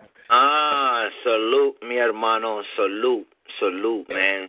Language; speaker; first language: Spanish; early bilingual, heritage; English